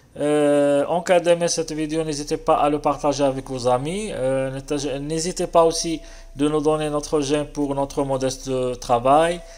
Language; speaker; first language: French; non-native, local second language; Arabic